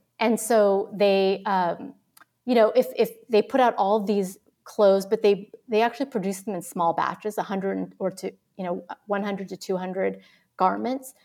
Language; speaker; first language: English; early bilingual, other home language; Vietnamese